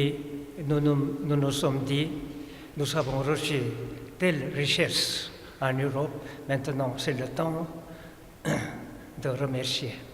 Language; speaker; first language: French; non-native, fluent; Korean